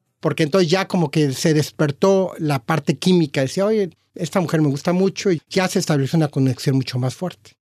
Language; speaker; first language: Spanish; native; Spanish